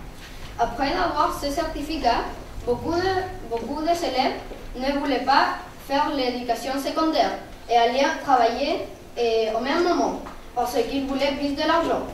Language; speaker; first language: French; non-native, learner; Spanish